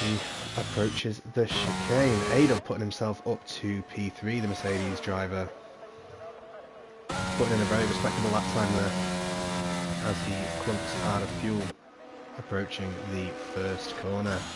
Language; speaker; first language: English; native; English